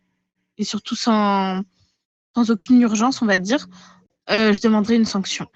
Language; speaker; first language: French; native; French